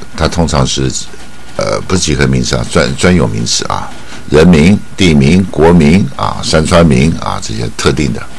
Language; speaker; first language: Chinese; native; Chinese